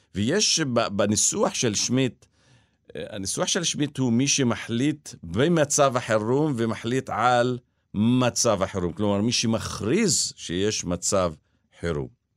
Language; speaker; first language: Hebrew; non-native, local second language; Arabic